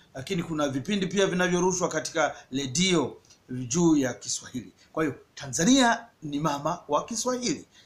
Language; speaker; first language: Swahili; native; Swahili